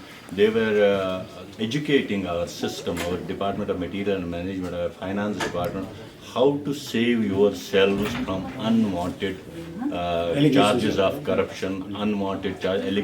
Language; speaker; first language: English; non-native, local second language; Kashmiri